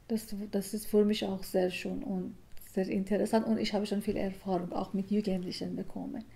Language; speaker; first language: German; non-native, learner; Persian